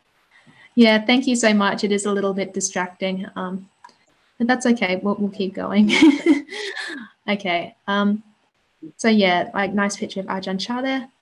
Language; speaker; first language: English; native; English